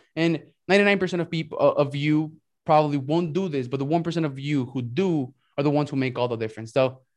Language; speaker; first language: English; early bilingual, other home language; Spanish